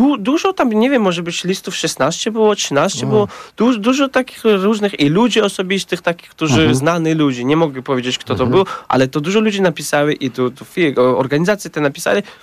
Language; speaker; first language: Polish; non-native, learner; Tajik